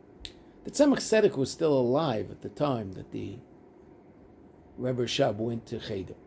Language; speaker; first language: English; native; English